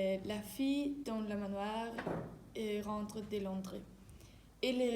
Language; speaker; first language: French; non-native, learner; Danish